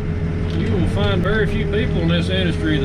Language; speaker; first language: English; native; English